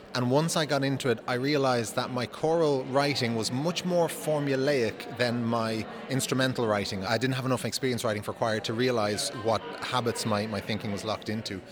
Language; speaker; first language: English; non-native, fluent; Dutch